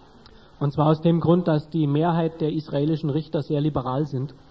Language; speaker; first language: German; native; German